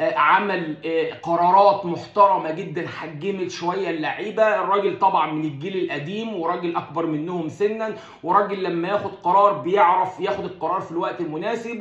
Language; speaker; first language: Arabic; native; Arabic